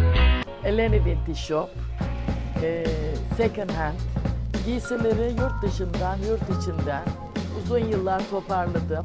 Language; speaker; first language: Turkish; native; Turkish